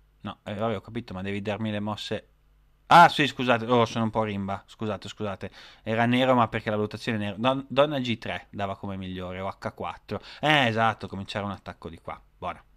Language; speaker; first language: Italian; native; Italian